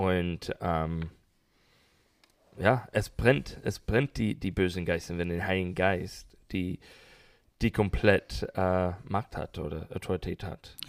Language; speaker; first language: German; non-native, learner; English